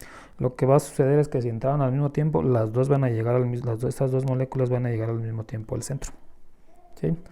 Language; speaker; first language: Spanish; native; Spanish